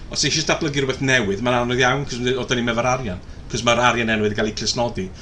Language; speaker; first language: Welsh; native; Welsh